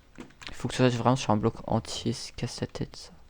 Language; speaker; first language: French; native; French